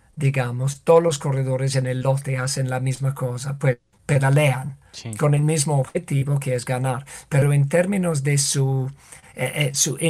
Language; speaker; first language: Spanish; non-native, fluent; English